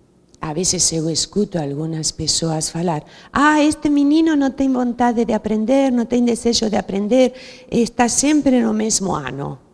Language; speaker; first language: Portuguese; non-native, fluent; Spanish